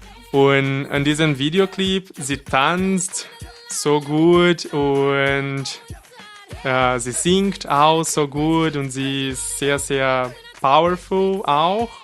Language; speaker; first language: German; non-native, fluent; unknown